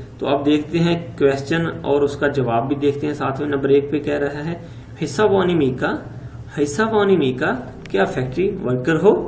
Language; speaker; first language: Urdu; native; Urdu